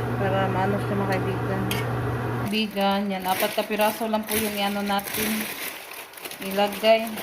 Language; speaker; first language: Filipino; non-native, local second language; Cebuano